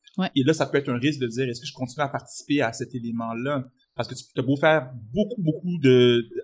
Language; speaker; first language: French; native; French